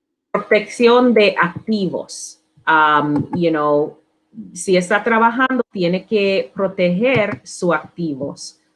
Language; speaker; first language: Spanish; non-native, learner; English